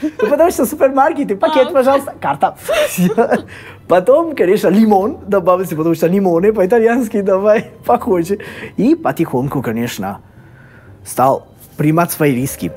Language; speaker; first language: Russian; non-native, fluent; Italian